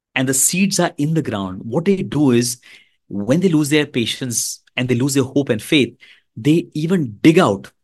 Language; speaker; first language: English; non-native, local second language; Hindi